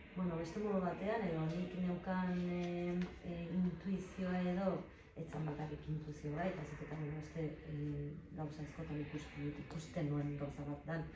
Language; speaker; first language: Basque; non-native, local second language; Spanish